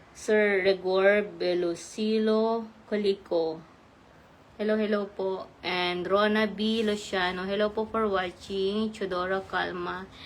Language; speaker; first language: Filipino; non-native, local second language; Iloko